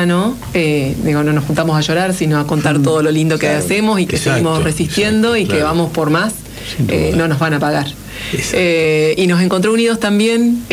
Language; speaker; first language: Spanish; native; Spanish